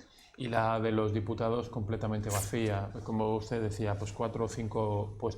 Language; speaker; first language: Spanish; native; Spanish